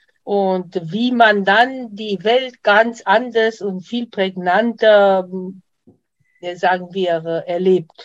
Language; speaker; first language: German; non-native, fluent; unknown